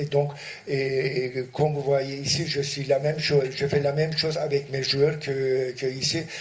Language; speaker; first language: French; non-native, fluent; Turkish